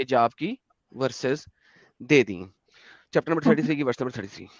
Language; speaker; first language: Hindi; native; Hindi